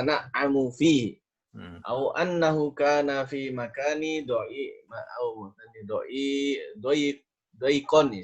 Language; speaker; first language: Arabic; non-native, learner; Indonesian